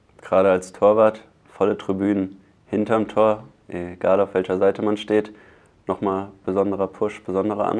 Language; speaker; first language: German; native; German